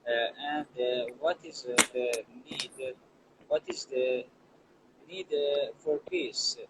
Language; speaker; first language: English; non-native, learner; Persian